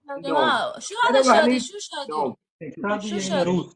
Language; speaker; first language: Arabic; non-native, learner; Kurdish